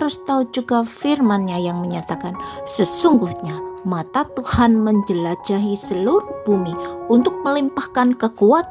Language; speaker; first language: Indonesian; native; Indonesian